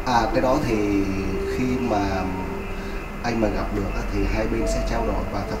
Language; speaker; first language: Vietnamese; native; Vietnamese